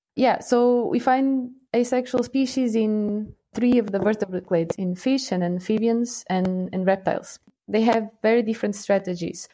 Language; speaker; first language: English; non-native, fluent; Portuguese